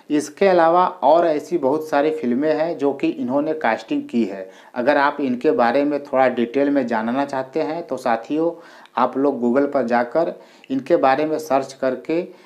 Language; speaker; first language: Hindi; native; Hindi